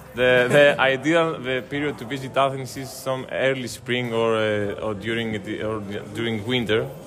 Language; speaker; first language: English; non-native, fluent; Greek